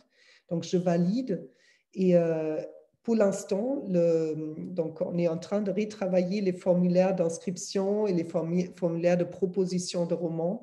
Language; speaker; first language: French; non-native, fluent; German